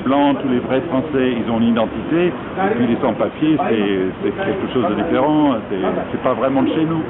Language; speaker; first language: French; non-native, fluent; English